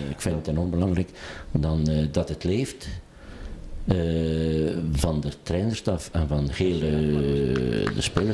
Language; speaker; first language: Dutch; native; Dutch